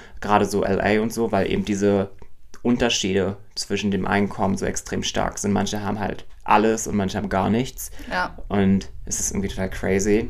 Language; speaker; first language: German; native; German